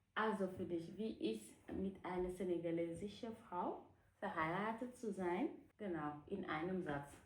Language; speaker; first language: German; non-native, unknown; Wolof